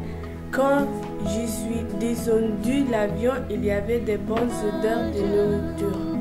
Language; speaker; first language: French; non-native, learner; Somali